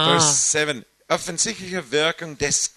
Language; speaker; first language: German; non-native, learner; English